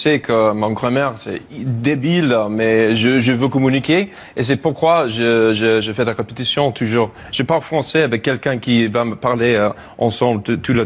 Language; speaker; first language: French; non-native, learner; English